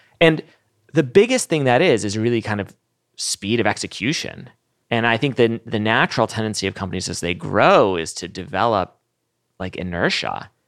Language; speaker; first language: English; native; English